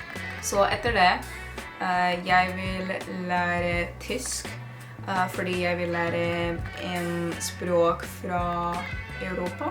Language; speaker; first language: Norwegian; non-native, learner; Spanish